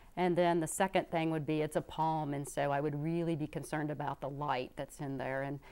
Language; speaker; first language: English; native; English